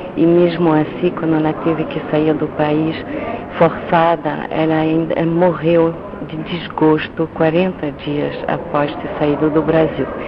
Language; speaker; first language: Portuguese; non-native, fluent; French